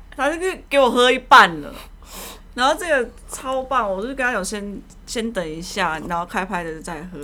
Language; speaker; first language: Chinese; native; Chinese